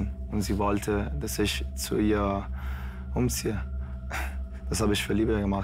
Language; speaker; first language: German; non-native, fluent; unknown